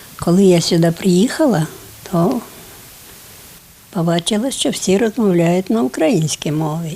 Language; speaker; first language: Ukrainian; non-native, local second language; Russian